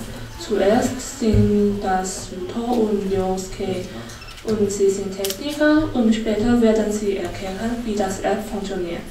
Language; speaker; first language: German; non-native, learner; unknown